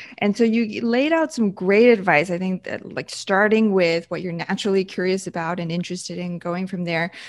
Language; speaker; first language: English; native; English